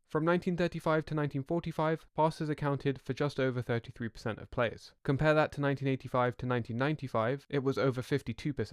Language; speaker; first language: English; native; English